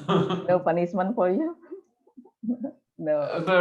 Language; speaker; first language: English; non-native, fluent; Indonesian